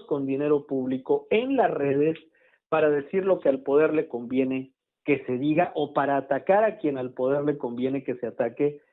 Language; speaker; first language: Spanish; native; Spanish